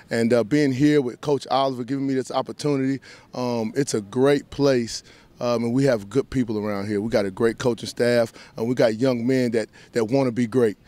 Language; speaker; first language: English; native; English